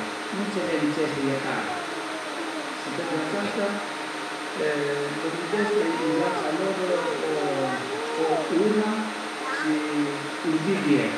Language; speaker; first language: Romanian; non-native, learner; Greek